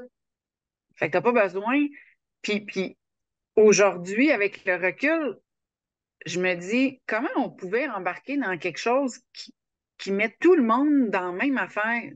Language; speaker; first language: French; native; French